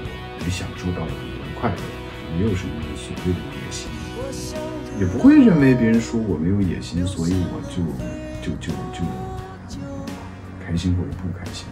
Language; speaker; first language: Chinese; native; Chinese